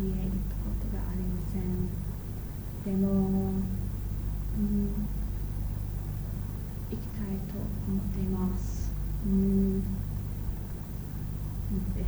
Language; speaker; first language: Japanese; non-native, learner; English